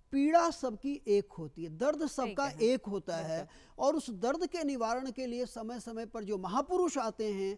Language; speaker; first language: Hindi; native; Hindi